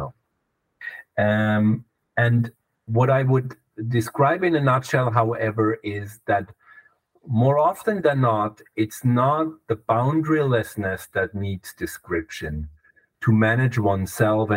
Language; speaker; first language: English; non-native, fluent; German